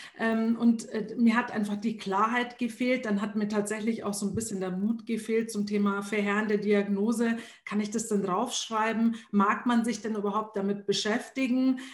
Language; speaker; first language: German; early bilingual, other home language; Arabic